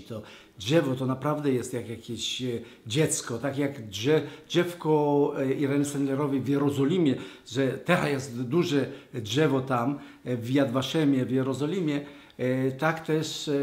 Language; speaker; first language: Polish; non-native, learner; Hebrew